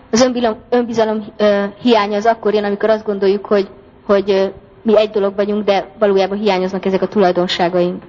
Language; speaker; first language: Hungarian; native; Hungarian